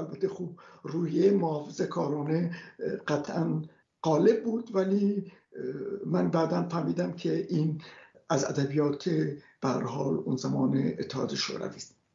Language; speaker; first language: Persian; non-native, local second language; Kurdish